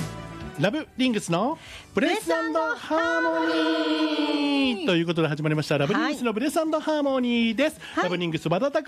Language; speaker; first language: Japanese; native; Japanese